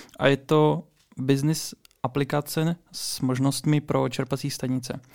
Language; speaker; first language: Czech; early bilingual, other home language; Russian